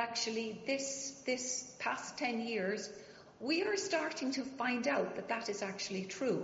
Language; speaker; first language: English; native; English